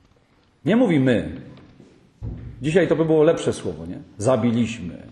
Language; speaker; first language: Polish; native; Polish